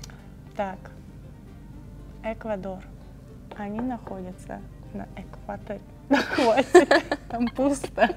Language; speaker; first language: Russian; native; Russian